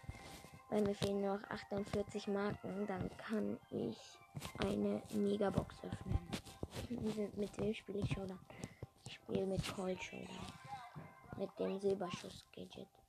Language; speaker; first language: German; native; German